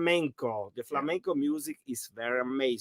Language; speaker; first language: English; non-native, learner; German